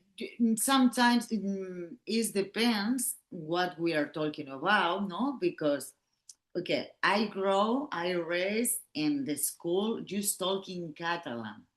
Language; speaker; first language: English; non-native, learner; Catalan